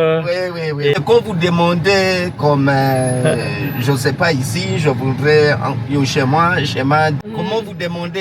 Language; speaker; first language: French; non-native, learner; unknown